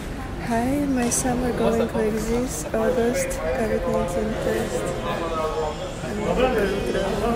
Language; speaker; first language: English; non-native, learner; Russian